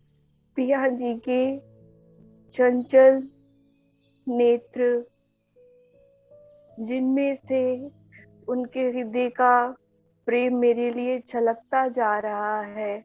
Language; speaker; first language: Hindi; native; Hindi